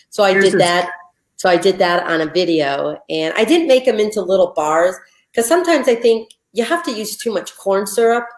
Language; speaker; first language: English; native; English